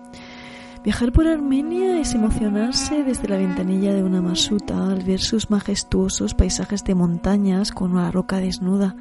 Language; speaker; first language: Spanish; native; Spanish